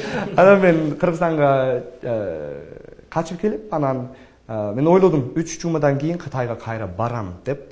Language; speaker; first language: Kyrgyz; non-native, fluent; English